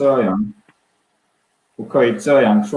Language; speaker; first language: Chinese; non-native, learner; English